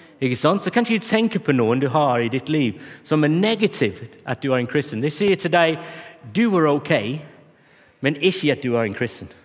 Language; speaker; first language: Norwegian; non-native, fluent; English